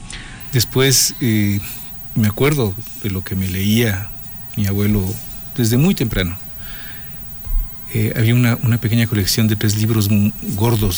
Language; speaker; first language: Spanish; native; Spanish